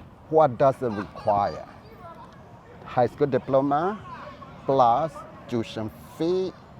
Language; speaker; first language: English; non-native, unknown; Burmese